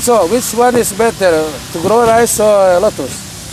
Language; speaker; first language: English; non-native, fluent; Indonesian